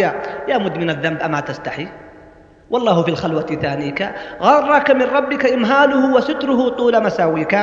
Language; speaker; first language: Arabic; native; Arabic